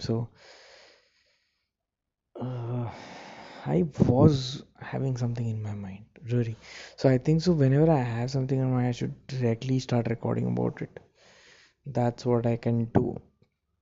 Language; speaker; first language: English; non-native, local second language; Marathi